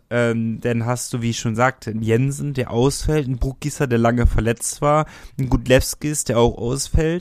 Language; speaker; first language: German; native; German